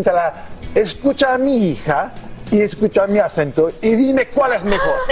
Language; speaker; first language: Spanish; non-native, learner; English